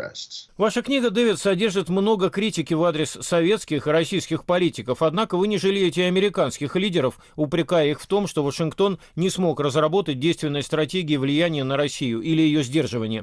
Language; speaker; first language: Russian; native; Russian